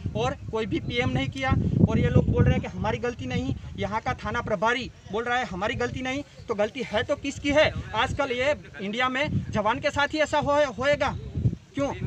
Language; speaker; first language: Hindi; non-native, local second language; Gujarati